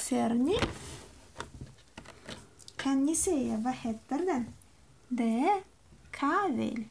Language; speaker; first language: Swedish; non-native, learner; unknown